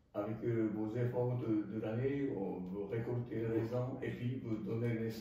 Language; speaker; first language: French; non-native, fluent; Japanese